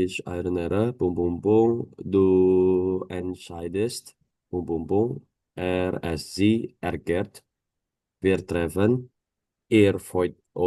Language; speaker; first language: German; non-native, learner; Indonesian